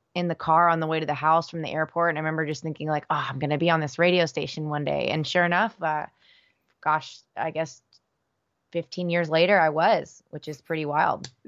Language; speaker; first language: English; early bilingual, other home language; Spanish